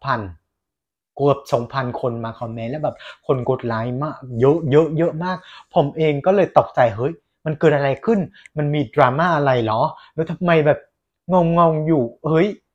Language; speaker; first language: Thai; non-native, fluent; Vietnamese